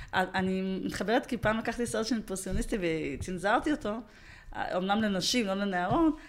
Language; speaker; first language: Hebrew; early bilingual, other home language; Russian